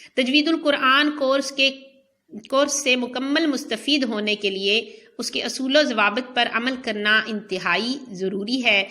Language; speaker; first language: Urdu; native; Urdu